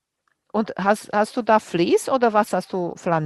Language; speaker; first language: German; non-native, fluent; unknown